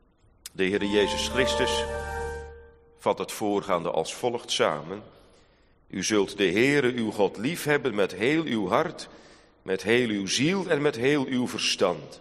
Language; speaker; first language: Dutch; native; Dutch